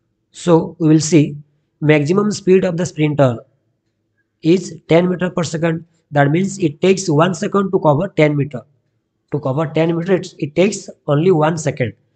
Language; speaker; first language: English; non-native, local second language; Odia